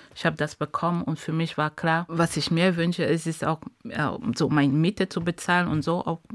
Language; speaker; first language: German; non-native, fluent; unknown